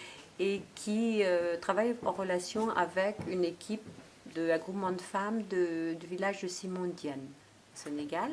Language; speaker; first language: French; native; French